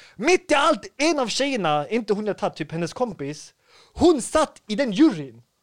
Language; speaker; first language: Swedish; early bilingual, other home language; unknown